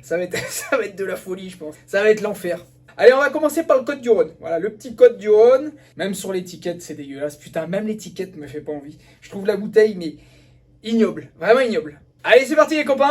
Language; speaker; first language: French; native; French